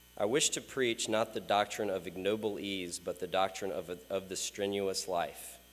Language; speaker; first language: English; native; English